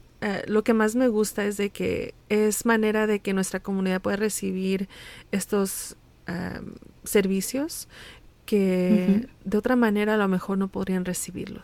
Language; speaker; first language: Spanish; early bilingual, heritage; Spanish